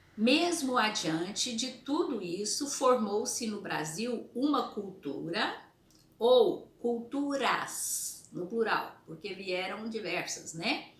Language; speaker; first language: Portuguese; native; Portuguese